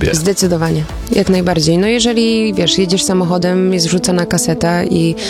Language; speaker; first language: Polish; early bilingual, heritage; Polish